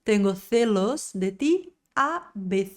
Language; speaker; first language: Spanish; non-native, fluent; Portuguese